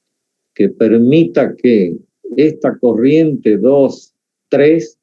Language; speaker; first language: Spanish; native; Spanish